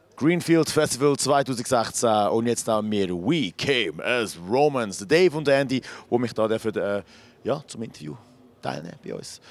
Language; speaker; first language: German; native; German